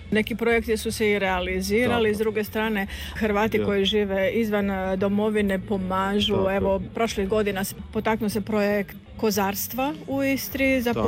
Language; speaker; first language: Serbian; native; Serbian